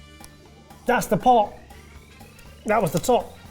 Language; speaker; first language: English; native; English